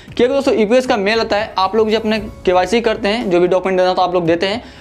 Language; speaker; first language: Hindi; native; Hindi